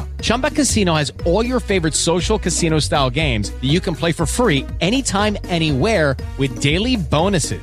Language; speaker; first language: English; native; English